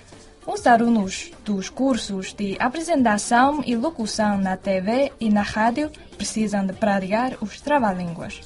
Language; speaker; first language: Portuguese; non-native, fluent; Chinese